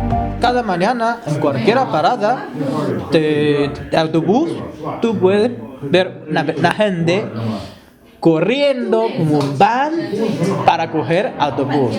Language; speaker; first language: Spanish; non-native, learner; Chinese